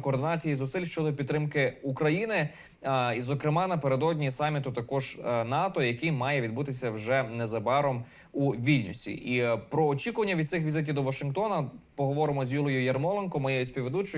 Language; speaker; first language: Ukrainian; native; Ukrainian